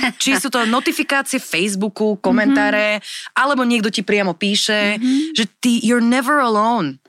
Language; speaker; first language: Slovak; early bilingual, other home language; English